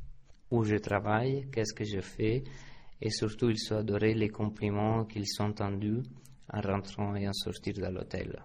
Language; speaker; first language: French; non-native, fluent; Italian